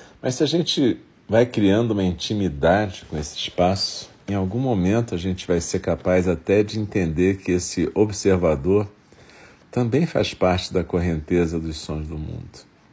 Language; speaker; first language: Portuguese; native; Portuguese